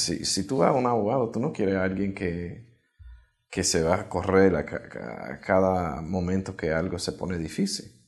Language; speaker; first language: Spanish; early bilingual, heritage; Spanish